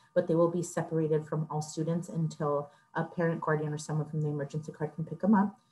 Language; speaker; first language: English; early bilingual, other home language; Spanish